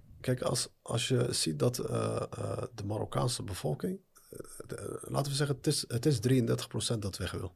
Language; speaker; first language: Dutch; early bilingual, other home language; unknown